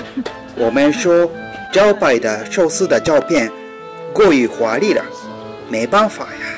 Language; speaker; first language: Chinese; non-native, learner; Japanese